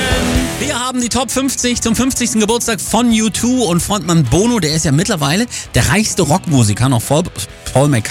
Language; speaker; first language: German; native; German